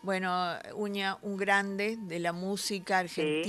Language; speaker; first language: Spanish; native; Spanish